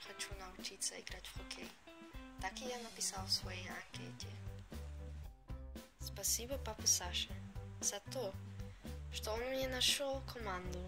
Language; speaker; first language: Russian; non-native, fluent; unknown